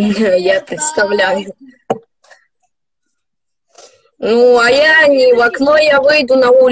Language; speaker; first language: Russian; non-native, local second language; Ukrainian